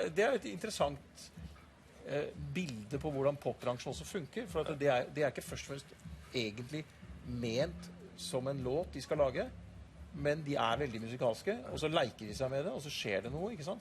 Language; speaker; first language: Norwegian; native; Norwegian